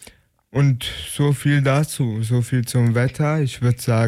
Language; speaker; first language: German; native; German